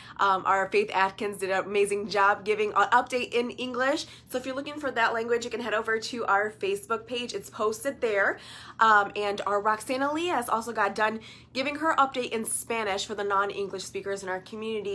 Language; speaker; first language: English; early bilingual, other home language; Arabic